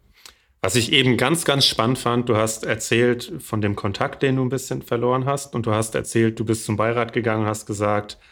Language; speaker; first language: German; native; German